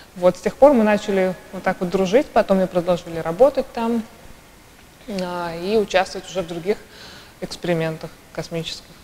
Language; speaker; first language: Russian; native; Russian